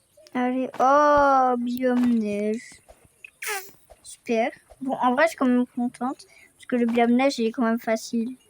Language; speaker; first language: French; native; French